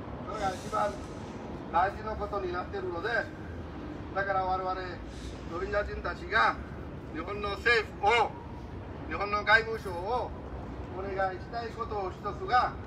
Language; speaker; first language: Japanese; non-native, fluent; Rohingya